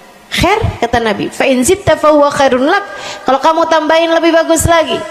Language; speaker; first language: Indonesian; native; Indonesian